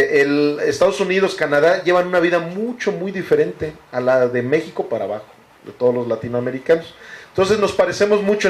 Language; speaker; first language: Spanish; native; Spanish